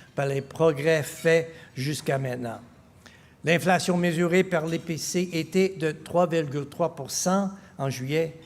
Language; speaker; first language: French; non-native, fluent; English